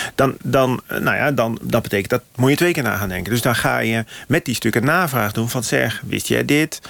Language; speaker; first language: Dutch; native; Dutch